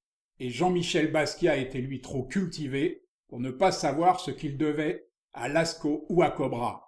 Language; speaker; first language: French; native; French